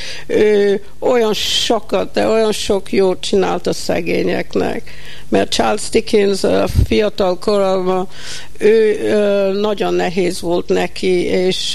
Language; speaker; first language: Hungarian; early bilingual, heritage; Hungarian